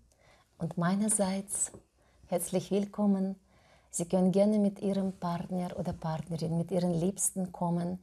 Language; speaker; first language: German; non-native, fluent; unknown